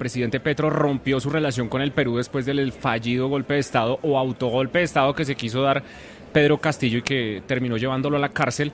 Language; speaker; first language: Spanish; native; Spanish